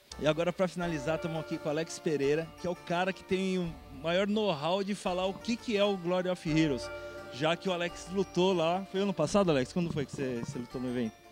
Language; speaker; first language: Portuguese; native; Portuguese